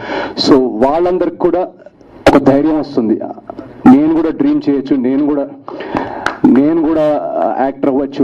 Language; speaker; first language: Telugu; native; Telugu